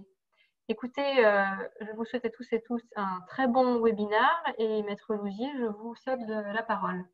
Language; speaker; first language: French; native; French